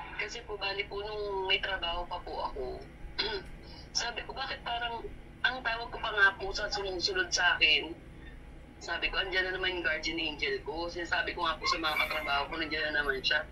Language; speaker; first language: Filipino; native; Filipino